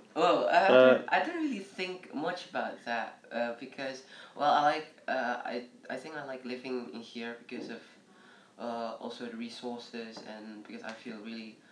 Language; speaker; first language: English; early bilingual, other home language; Indonesian